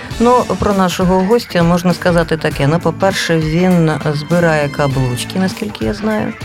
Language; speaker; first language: Ukrainian; native; Ukrainian